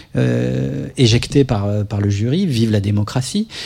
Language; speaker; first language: French; native; French